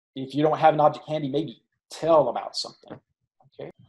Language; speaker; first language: English; native; English